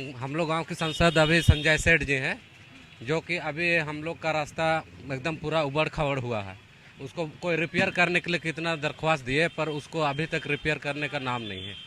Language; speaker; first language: Hindi; native; Hindi